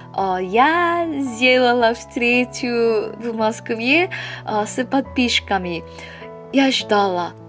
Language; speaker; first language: Russian; non-native, fluent; Korean